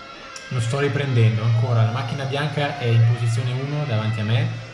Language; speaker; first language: Italian; native; Italian